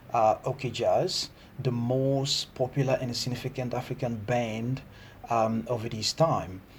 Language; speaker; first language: English; non-native, fluent; Lingala